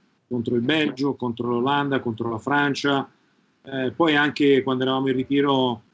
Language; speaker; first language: Italian; native; Italian